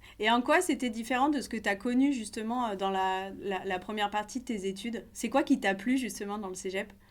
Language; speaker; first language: French; native; French